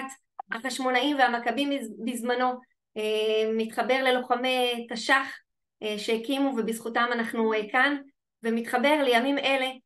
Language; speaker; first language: Hebrew; native; Hebrew